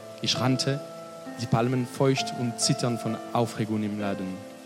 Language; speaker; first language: German; non-native, learner; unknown